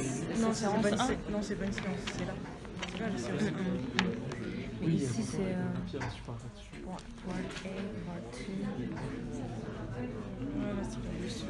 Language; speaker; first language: French; non-native, learner; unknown